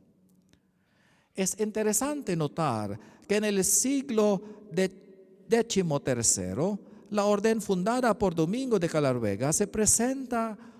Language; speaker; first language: Spanish; non-native, learner; Filipino